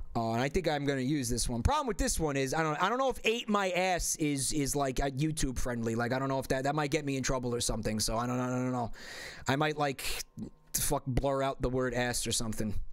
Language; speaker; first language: English; native; English